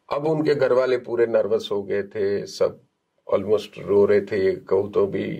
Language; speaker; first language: Hindi; non-native, local second language; Gujarati